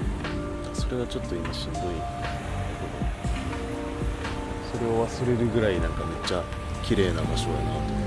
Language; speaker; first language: Japanese; native; Japanese